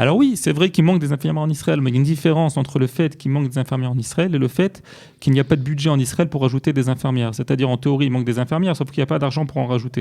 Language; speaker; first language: French; native; French